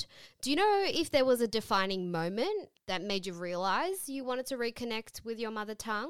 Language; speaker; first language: English; native; English